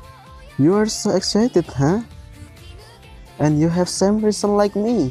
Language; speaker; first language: English; non-native, learner; Indonesian